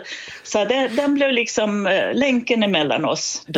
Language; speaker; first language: Swedish; native; Swedish